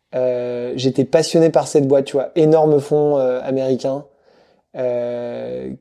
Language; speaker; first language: French; native; French